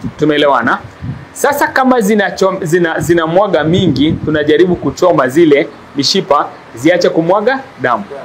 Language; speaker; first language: Swahili; non-native, local second language; Kikuyu